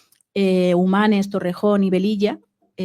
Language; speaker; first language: Spanish; native; Spanish